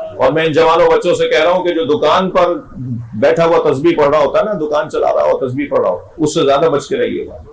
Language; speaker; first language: Urdu; native; Urdu